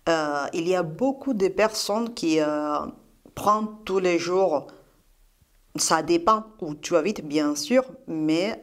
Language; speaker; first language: French; non-native, fluent; Spanish